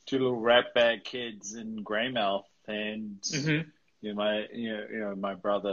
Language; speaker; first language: English; native; English